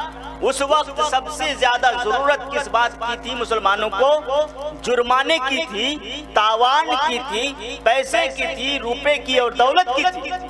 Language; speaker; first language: Urdu; native; Urdu